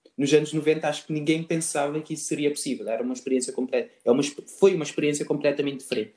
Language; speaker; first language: Portuguese; non-native, local second language; Kabuverdianu